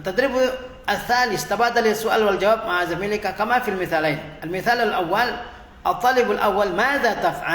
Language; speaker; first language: Arabic; non-native, fluent; Indonesian